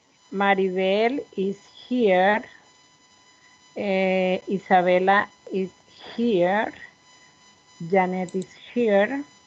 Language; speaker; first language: English; non-native, learner; Spanish